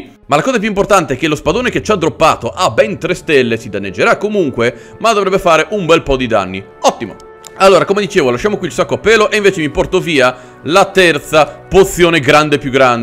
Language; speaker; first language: Italian; native; Italian